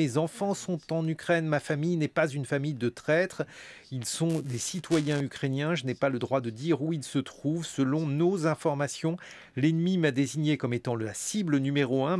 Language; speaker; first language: French; native; French